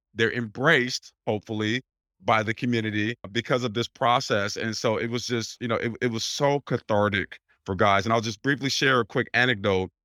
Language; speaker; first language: English; native; English